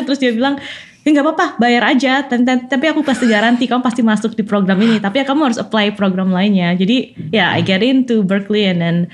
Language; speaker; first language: Indonesian; native; Indonesian